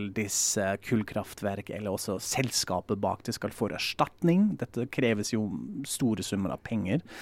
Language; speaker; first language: Norwegian; non-native, fluent; German